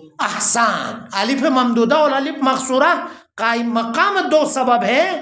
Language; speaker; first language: Urdu; non-native, local second language; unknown